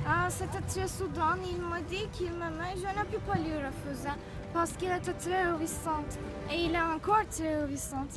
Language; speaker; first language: French; non-native, learner; Turkish